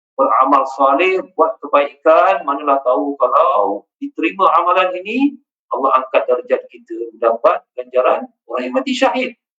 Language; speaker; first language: Malay; native; Malay